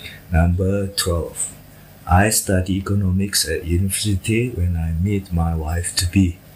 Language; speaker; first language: English; non-native, fluent; Indonesian